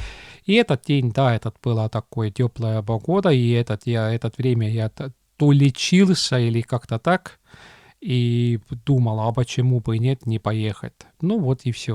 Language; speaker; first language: Russian; non-native, local second language; Estonian